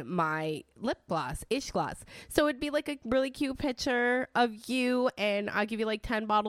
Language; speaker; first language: English; early bilingual, other home language; Italian